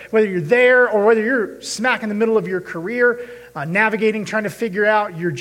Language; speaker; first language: English; native; English